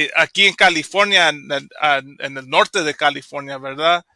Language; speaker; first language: Spanish; early bilingual, heritage; Spanish